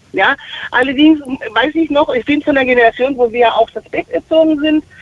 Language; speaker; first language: German; non-native, fluent; Spanish